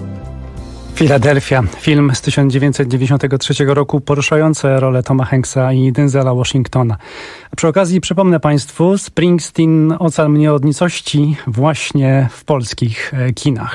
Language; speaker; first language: Polish; native; Polish